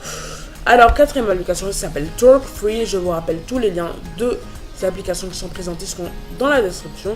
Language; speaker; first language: French; native; French